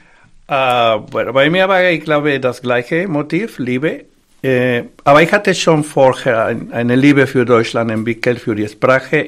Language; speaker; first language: German; non-native, fluent; Spanish